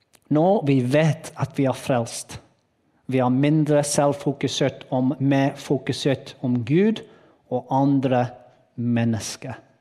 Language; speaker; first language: Norwegian; non-native, learner; English